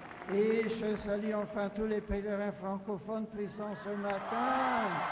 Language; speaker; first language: French; non-native, fluent; German